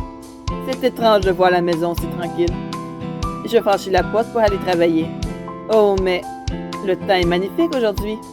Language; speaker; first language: French; native; French